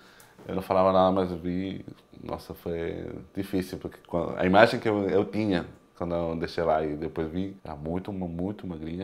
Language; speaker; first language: Portuguese; non-native, fluent; Spanish